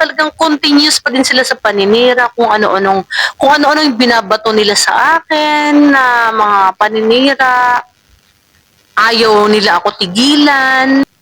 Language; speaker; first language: Filipino; non-native, local second language; Waray